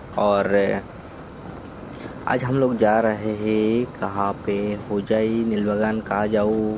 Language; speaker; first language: Hindi; non-native, local second language; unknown